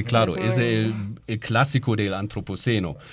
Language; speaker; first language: Spanish; non-native, fluent; German